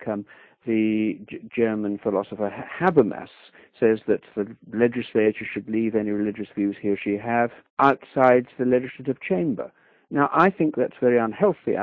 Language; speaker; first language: English; native; English